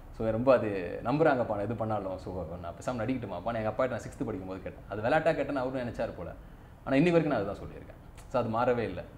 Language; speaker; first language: Tamil; native; Tamil